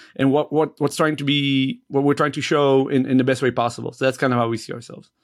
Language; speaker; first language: English; non-native, fluent; Hebrew